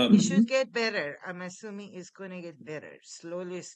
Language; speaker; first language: English; non-native, fluent; Persian